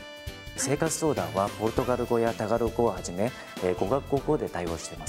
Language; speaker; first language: Japanese; native; Japanese